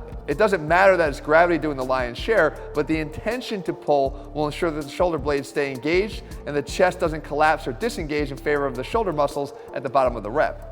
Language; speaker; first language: English; native; English